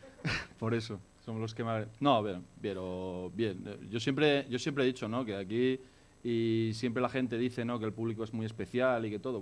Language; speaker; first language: Spanish; native; Spanish